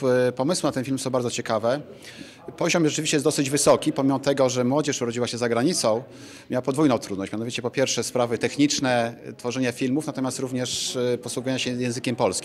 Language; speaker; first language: Polish; native; Polish